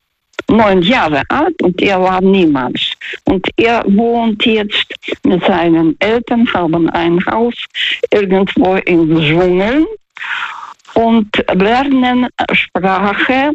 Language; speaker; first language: German; non-native, fluent; Russian